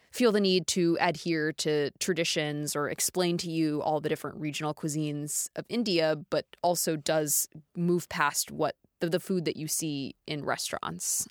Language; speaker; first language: English; native; English